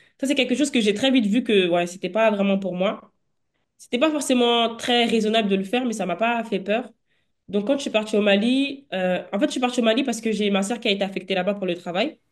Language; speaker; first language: French; native; French